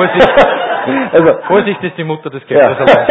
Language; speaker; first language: German; native; German